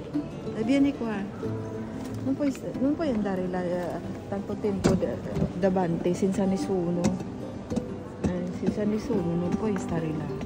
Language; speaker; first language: Italian; non-native, learner; Filipino